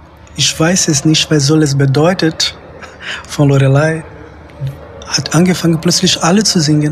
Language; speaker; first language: German; non-native, fluent; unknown